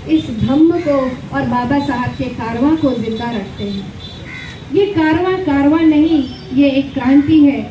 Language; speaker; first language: Hindi; non-native, local second language; Gujarati